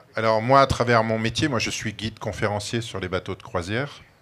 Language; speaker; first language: French; native; French